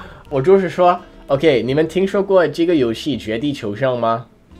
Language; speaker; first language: Chinese; non-native, fluent; English